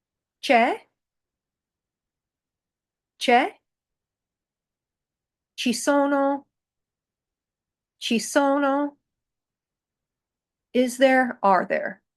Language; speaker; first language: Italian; non-native, fluent; English